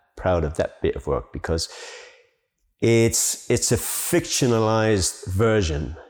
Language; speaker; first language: English; native; English